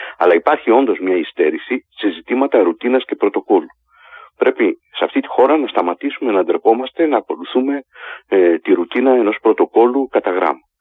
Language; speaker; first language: Greek; native; Greek